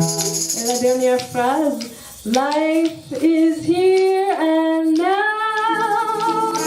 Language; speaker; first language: French; non-native, fluent; English